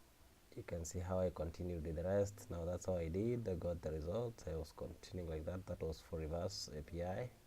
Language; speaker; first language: English; non-native, local second language; Swahili